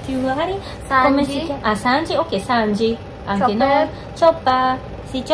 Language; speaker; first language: Italian; non-native, learner; Japanese